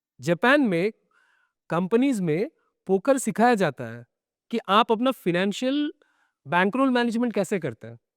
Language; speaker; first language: Hindi; non-native, local second language; Bangla